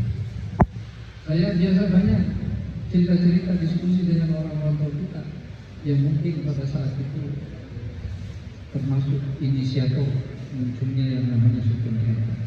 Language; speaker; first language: Indonesian; non-native, local second language; Buginese